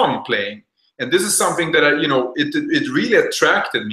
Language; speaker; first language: English; non-native, fluent; Swedish